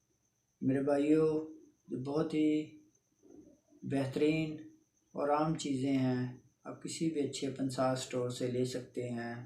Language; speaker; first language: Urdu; non-native, local second language; Punjabi